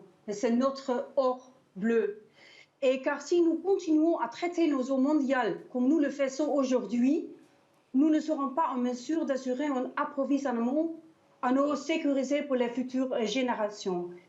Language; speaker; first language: French; non-native, learner; Danish